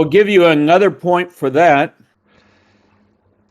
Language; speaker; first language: English; native; English